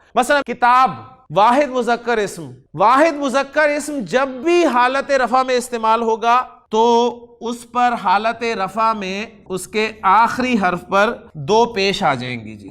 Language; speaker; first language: Urdu; non-native, local second language; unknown